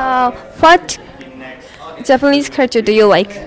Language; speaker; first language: English; non-native, learner; Japanese